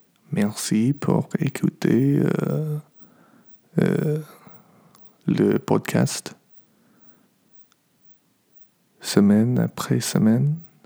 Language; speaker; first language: French; non-native, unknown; English